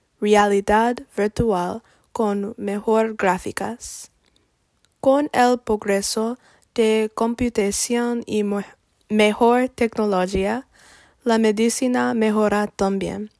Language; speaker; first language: Spanish; non-native, learner; English